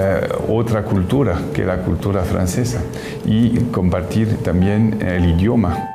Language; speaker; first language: Spanish; non-native, fluent; French